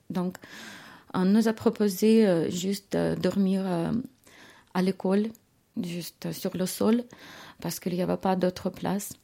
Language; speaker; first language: French; non-native, learner; Ukrainian